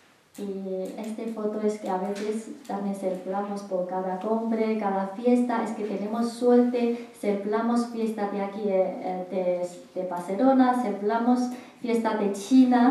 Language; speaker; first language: Spanish; non-native, learner; Chinese